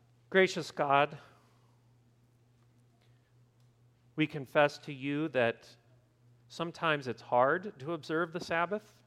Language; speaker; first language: English; native; English